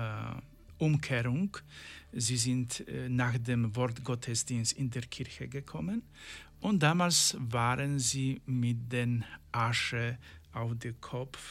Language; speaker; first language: German; non-native, learner; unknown